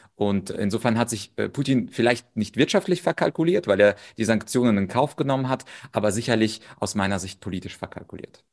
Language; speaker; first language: German; early bilingual, other home language; Russian